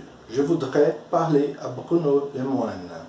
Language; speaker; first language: French; non-native, fluent; Portuguese